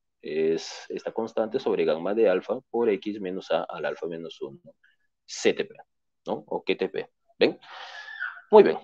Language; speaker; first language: Spanish; native; Spanish